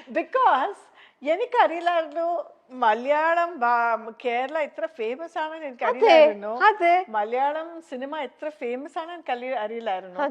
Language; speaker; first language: Malayalam; non-native, local second language; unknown